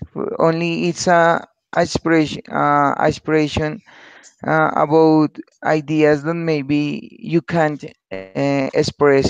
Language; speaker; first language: English; non-native, learner; Spanish